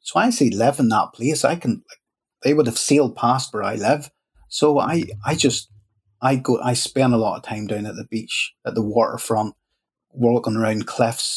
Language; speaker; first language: English; native; English